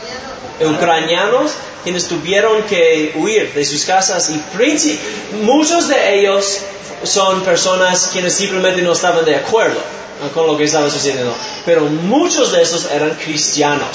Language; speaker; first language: Spanish; non-native, fluent; English